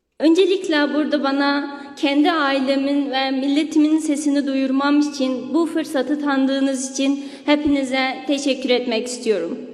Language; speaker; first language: Turkish; non-native, fluent; Uyghur